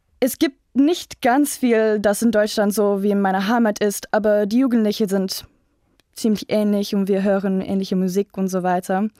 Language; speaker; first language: German; non-native, fluent; English